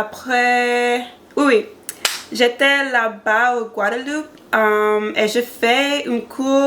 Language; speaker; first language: French; non-native, learner; English